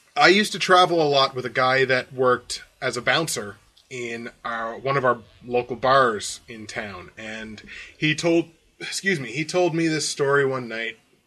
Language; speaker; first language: English; native; English